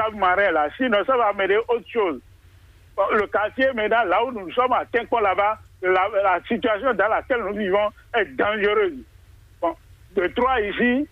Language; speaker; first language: French; non-native, local second language; Fon